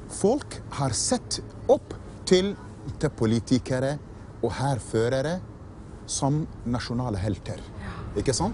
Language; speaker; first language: Norwegian; non-native, fluent; Arabic